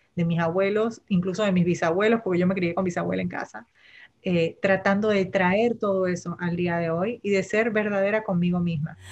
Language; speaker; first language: Spanish; native; Spanish